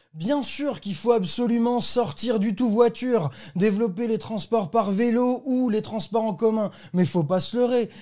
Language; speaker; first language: French; native; French